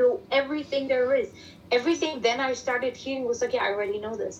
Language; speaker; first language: English; non-native, fluent; German